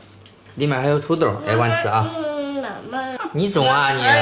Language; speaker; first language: Chinese; native; Chinese